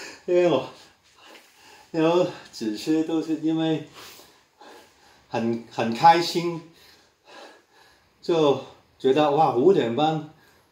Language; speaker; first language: Chinese; non-native, local second language; Cantonese